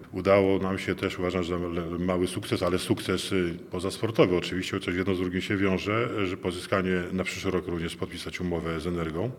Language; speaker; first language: Polish; native; Polish